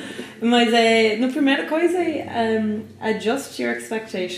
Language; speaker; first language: Portuguese; non-native, learner; English